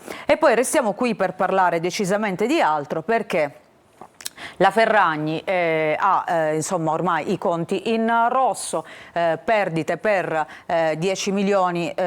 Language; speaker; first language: Italian; native; Italian